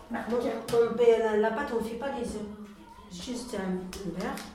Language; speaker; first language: French; non-native, learner; Arabic